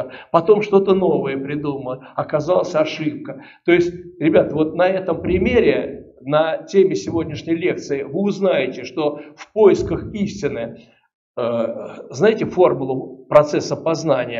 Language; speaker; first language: Russian; native; Russian